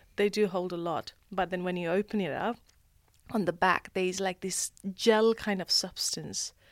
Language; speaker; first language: English; non-native, local second language; Nepali